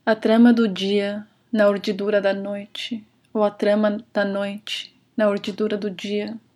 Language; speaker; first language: Portuguese; non-native, fluent; English